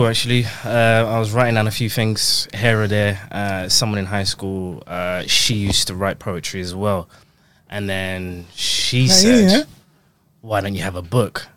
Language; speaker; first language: English; native; English